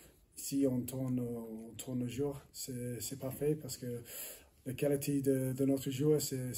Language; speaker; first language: French; non-native, learner; English